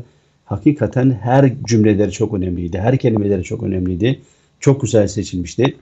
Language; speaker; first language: Turkish; native; Turkish